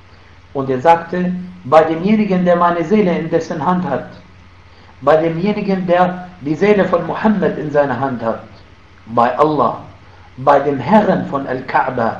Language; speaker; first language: German; non-native, fluent; Arabic